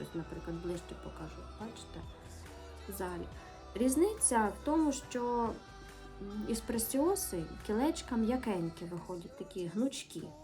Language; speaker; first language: Ukrainian; native; Ukrainian